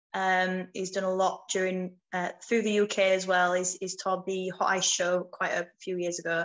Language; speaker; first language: English; native; English